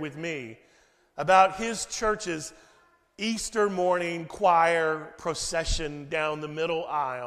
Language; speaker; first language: English; native; English